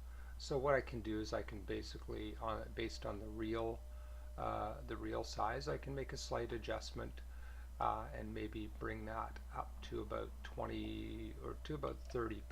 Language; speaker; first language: English; native; English